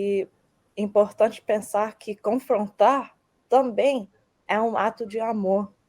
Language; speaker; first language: Portuguese; early bilingual, heritage; Portuguese